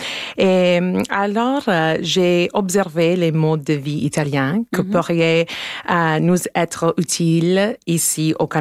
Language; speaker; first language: French; non-native, local second language; English